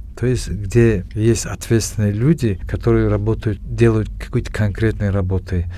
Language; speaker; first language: Russian; non-native, local second language; Tajik